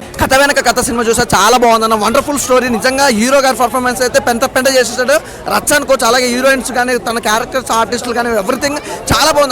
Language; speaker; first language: Telugu; native; Telugu